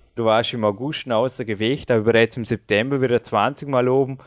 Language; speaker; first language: German; native; German